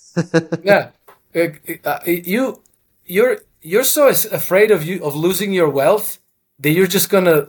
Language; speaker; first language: English; non-native, fluent; Croatian